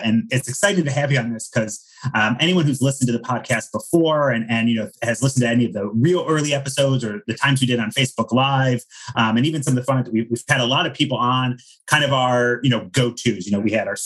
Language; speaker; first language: English; native; English